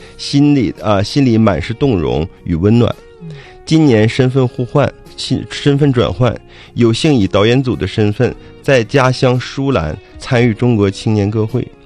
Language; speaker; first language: Chinese; native; Chinese